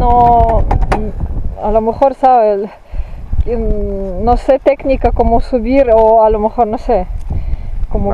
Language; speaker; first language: Spanish; non-native, fluent; Italian